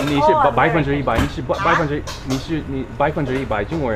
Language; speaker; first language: Cantonese; non-native, learner; English